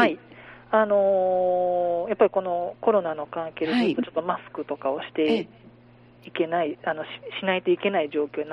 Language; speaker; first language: Japanese; native; Japanese